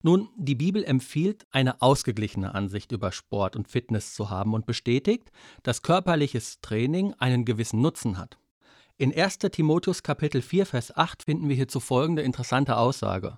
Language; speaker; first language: German; native; German